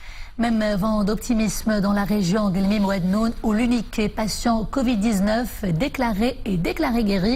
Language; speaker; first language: French; non-native, local second language; Arabic